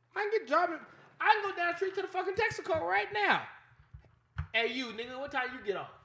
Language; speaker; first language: English; native; English